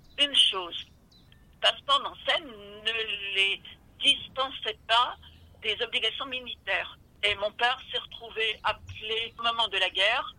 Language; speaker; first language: French; early bilingual, other home language; Russian